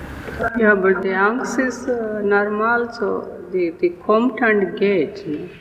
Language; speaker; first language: German; non-native, learner; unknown